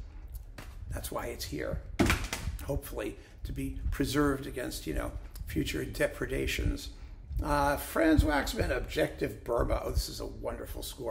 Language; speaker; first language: English; native; English